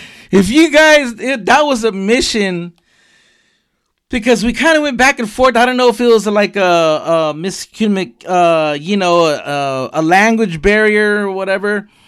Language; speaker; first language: English; early bilingual, other home language; Spanish